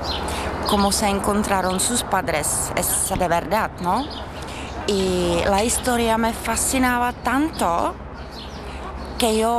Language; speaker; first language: Spanish; non-native, fluent; Czech